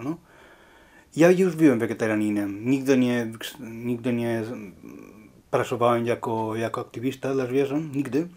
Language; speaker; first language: Polish; non-native, learner; Spanish